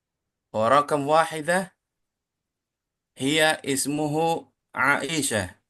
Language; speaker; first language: Arabic; non-native, learner; Indonesian